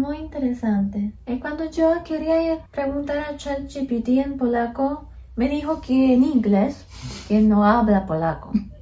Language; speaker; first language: Spanish; non-native, fluent; Polish